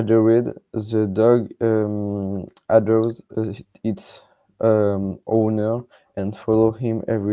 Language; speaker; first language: English; non-native, learner; French